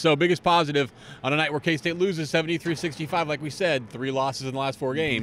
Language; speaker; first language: English; native; English